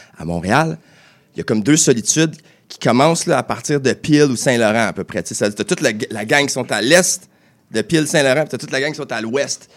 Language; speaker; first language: French; native; French